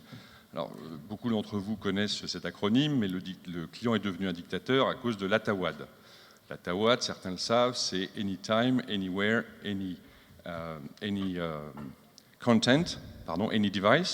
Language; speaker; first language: French; native; French